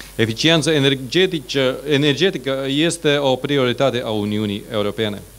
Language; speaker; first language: Romanian; non-native, fluent; Latvian